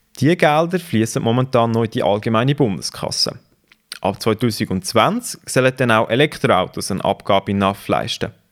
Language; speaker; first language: German; native; German